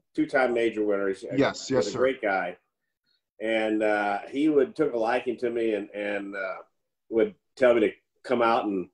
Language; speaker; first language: English; native; English